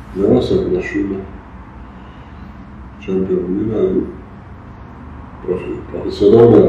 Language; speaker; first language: Russian; non-native, fluent; Georgian